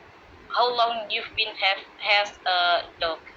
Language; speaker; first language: English; non-native, learner; Indonesian